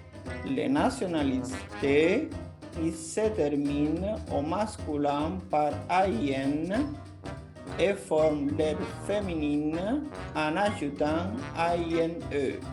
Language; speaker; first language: French; non-native, fluent; Portuguese